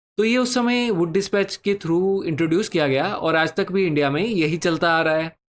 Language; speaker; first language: Hindi; native; Hindi